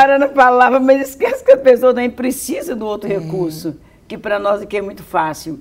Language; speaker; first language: Portuguese; native; Portuguese